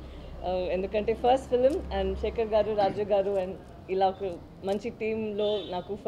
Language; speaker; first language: Telugu; non-native, fluent; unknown